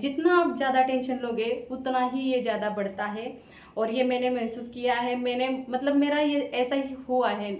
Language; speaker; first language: Hindi; non-native, local second language; Marathi